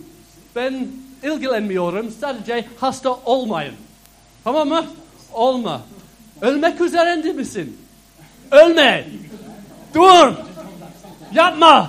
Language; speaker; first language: Turkish; non-native, fluent; English